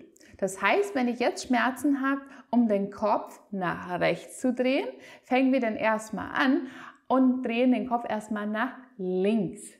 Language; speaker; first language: German; native; German